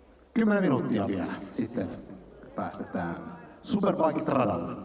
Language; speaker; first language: Finnish; native; Finnish